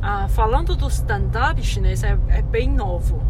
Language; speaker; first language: Portuguese; non-native, fluent; Chinese